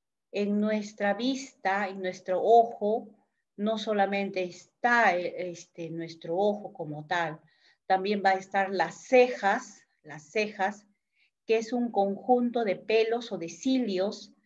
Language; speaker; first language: Spanish; native; Spanish